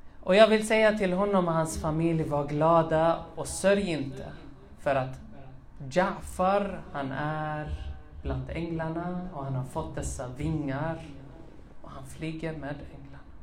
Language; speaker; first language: Swedish; early bilingual, other home language; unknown